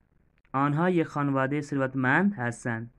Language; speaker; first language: Persian; non-native, fluent; Urdu